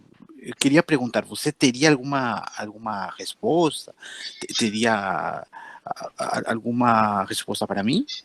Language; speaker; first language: Portuguese; non-native, fluent; Spanish